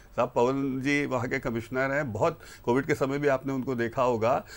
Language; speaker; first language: Hindi; native; Hindi